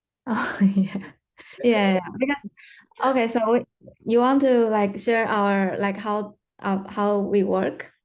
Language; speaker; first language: English; non-native, fluent; Chinese